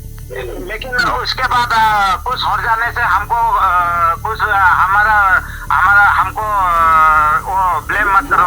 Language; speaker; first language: Hindi; non-native, local second language; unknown